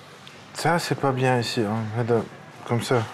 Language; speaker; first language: French; non-native, local second language; Arabic